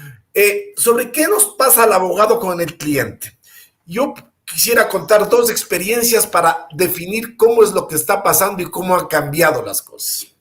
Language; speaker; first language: Spanish; native; Spanish